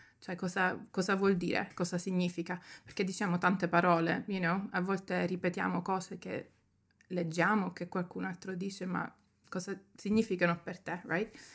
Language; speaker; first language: Italian; early bilingual, heritage; Italian